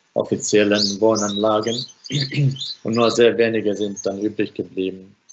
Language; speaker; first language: German; non-native, fluent; Finnish